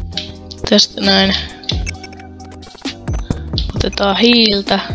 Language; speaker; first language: Finnish; native; Finnish